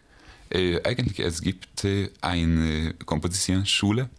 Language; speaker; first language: German; non-native, learner; Hungarian